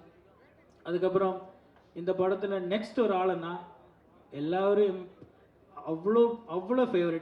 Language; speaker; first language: Tamil; non-native, learner; Malayalam